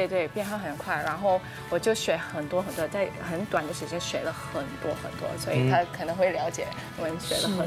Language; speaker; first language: Chinese; non-native, local second language; English